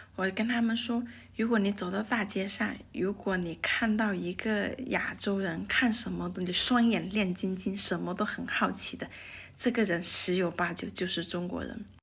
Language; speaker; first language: Chinese; native; Chinese